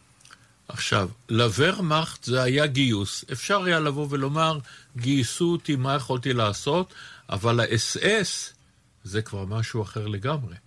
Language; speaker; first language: Hebrew; native; Hebrew